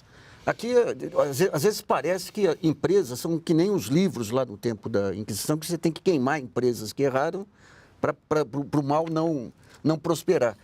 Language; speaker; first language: Portuguese; native; Portuguese